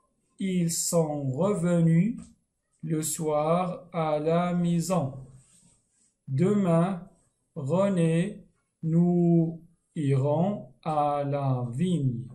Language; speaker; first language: French; non-native, fluent; Arabic